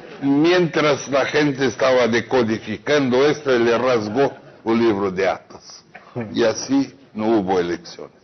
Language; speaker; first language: Spanish; non-native, fluent; Portuguese